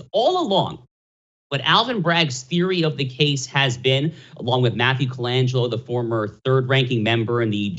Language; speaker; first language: English; native; English